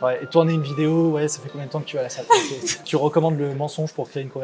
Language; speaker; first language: French; native; French